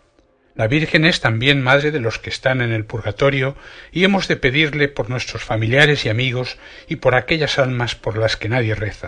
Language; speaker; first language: Spanish; native; Spanish